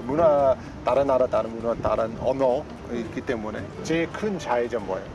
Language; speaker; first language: Korean; non-native, fluent; English